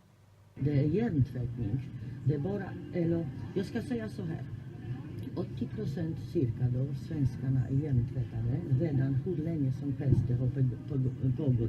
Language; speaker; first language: Swedish; non-native, fluent; Polish